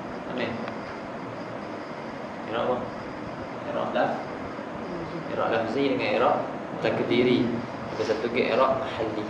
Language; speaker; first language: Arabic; non-native, fluent; Malay